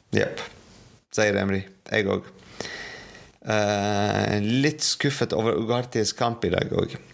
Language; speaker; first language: Norwegian; non-native, fluent; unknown